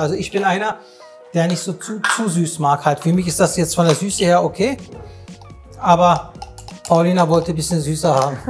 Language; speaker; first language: German; native; German